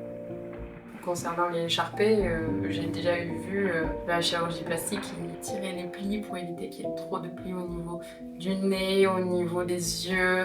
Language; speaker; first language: French; native; French